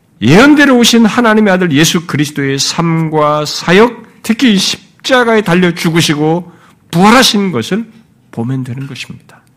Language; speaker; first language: Korean; native; Korean